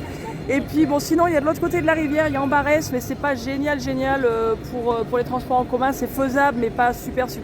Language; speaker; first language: French; native; French